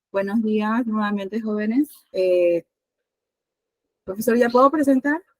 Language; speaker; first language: Spanish; native; Spanish